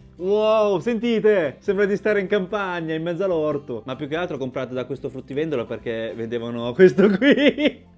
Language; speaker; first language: Italian; early bilingual, other home language; Chinese